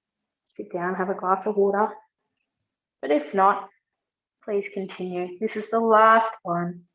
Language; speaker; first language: English; native; English